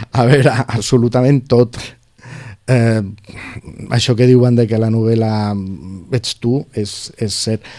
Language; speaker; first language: Catalan; non-native, local second language; Spanish